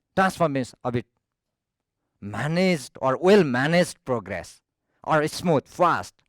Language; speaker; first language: English; non-native, local second language; Nepali